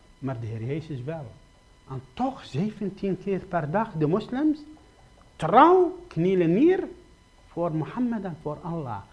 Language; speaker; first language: Dutch; non-native, fluent; Kurdish